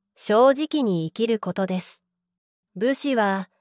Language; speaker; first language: Japanese; native; Japanese